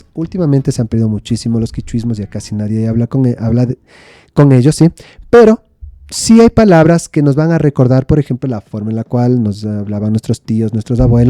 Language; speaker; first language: Spanish; native; Spanish